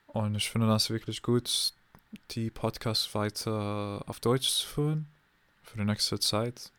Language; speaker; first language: German; non-native, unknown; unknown